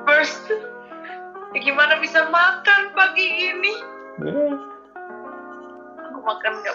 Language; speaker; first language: Indonesian; early bilingual, heritage; German